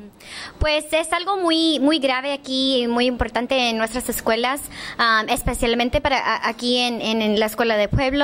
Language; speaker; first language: Spanish; early bilingual, heritage; English